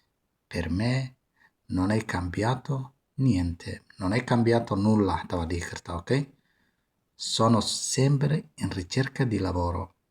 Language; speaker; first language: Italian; non-native, fluent; Somali